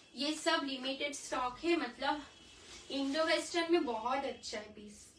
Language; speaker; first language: Hindi; non-native, local second language; Bangla